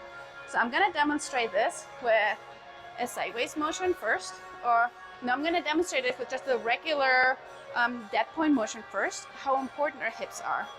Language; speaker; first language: English; native; English